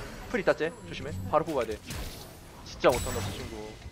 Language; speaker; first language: Korean; native; Korean